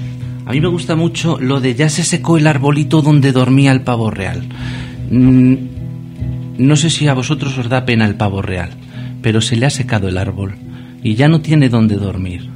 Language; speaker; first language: Spanish; native; Spanish